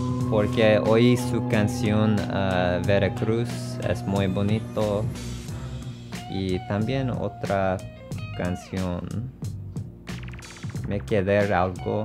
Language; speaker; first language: Spanish; non-native, learner; English